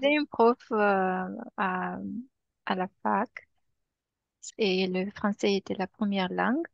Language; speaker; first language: French; non-native, fluent; Romanian